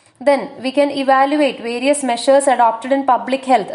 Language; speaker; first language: English; non-native, local second language; Malayalam